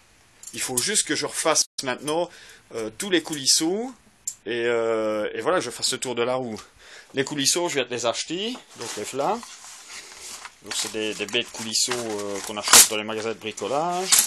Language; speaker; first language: French; native; French